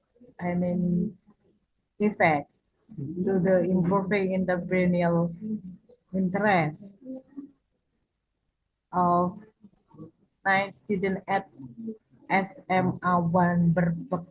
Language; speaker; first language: English; non-native, fluent; Indonesian